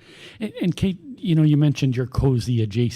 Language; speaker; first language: English; native; English